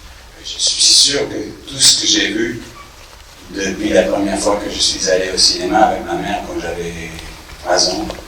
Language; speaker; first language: French; non-native, fluent; English